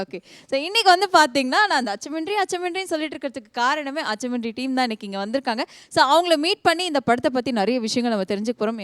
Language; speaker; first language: Tamil; native; Tamil